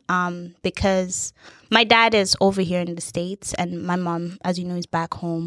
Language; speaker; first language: English; non-native, local second language; Ganda